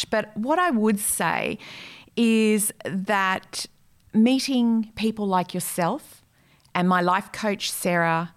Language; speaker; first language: English; native; English